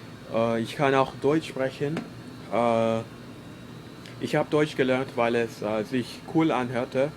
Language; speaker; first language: German; non-native, learner; English